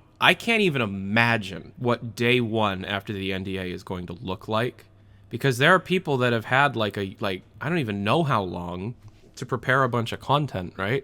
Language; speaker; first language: English; native; English